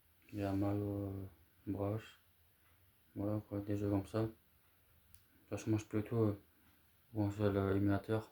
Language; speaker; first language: French; native; French